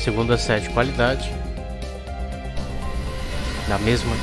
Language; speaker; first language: Portuguese; native; Portuguese